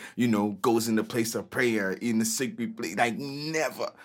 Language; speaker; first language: English; non-native, local second language; Igbo